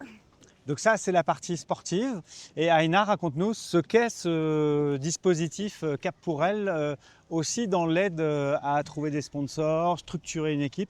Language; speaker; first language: French; native; French